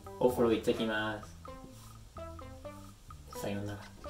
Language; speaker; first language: Japanese; non-native, learner; English